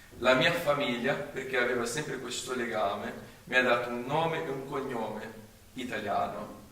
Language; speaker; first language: Italian; non-native, fluent; Portuguese